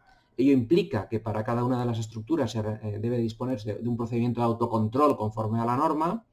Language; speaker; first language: Spanish; native; Spanish